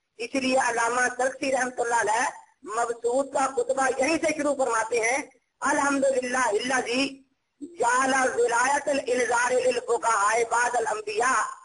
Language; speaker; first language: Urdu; non-native, local second language; Punjabi